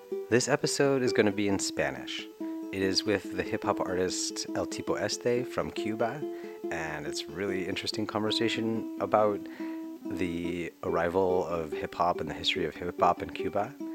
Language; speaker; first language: English; native; English